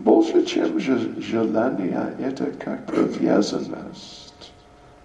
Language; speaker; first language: Russian; non-native, learner; English